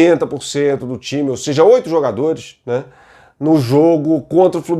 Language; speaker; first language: Portuguese; native; Portuguese